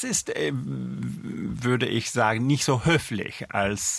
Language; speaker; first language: German; non-native, fluent; English